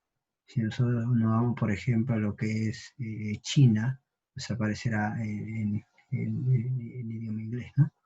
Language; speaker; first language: Spanish; native; Spanish